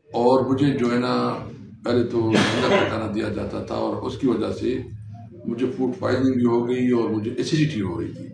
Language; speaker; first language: Urdu; non-native, local second language; Pashto